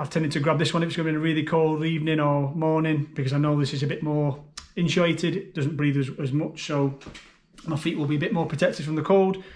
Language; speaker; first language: English; native; English